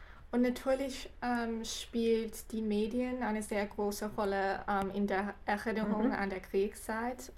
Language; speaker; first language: German; non-native, fluent; English